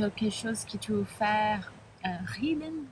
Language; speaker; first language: French; non-native, learner; Spanish